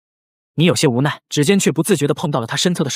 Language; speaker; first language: Chinese; native; Chinese